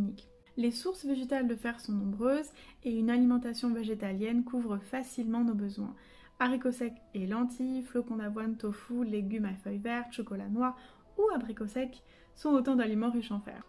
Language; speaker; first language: French; native; French